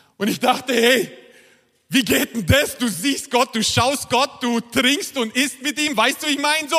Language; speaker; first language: German; non-native, fluent; Croatian